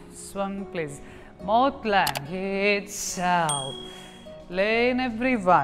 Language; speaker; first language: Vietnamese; non-native, learner; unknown